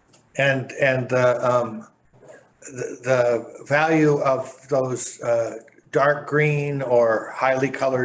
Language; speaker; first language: English; native; English